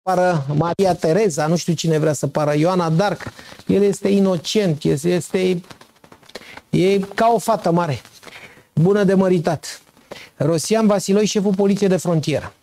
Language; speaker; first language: Romanian; native; Romanian